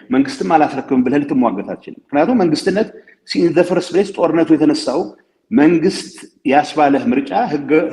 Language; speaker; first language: Amharic; non-native, local second language; Tigrinya